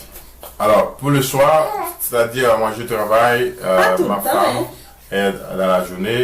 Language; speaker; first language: French; non-native, local second language; Haitian Creole